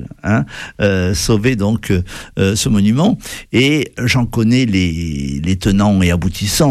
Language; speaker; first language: French; native; French